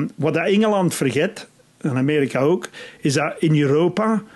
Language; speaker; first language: Dutch; non-native, fluent; English